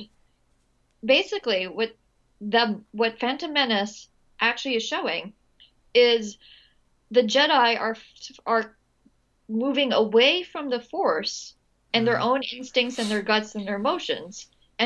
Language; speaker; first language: English; non-native, local second language; Filipino